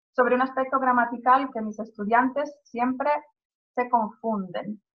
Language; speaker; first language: Spanish; native; Spanish